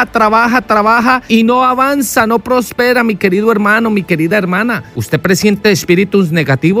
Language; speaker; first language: Spanish; native; Spanish